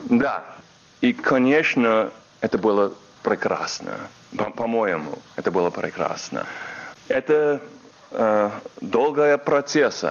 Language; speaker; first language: Russian; non-native, learner; English